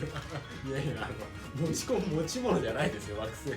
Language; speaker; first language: Japanese; native; Japanese